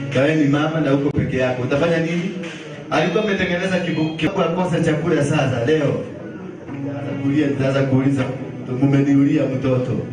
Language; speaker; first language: Swahili; non-native, local second language; Kikuyu